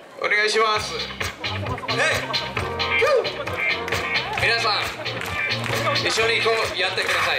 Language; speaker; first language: Japanese; non-native, fluent; Thai